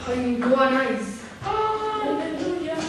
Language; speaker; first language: Basque; non-native, local second language; Spanish